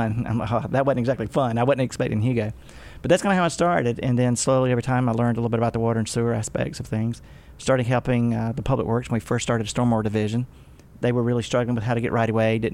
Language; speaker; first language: English; native; English